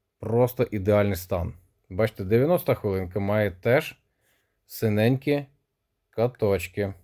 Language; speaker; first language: Ukrainian; non-native, local second language; Russian